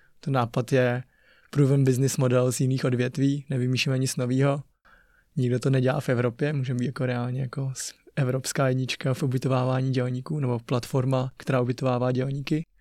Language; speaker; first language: Czech; early bilingual, other home language; Chinese